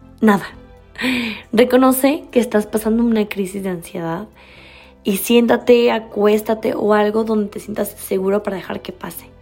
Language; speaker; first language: Spanish; native; Spanish